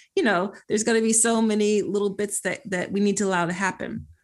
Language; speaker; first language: English; native; English